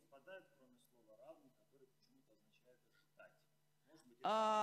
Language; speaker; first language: Russian; native; Russian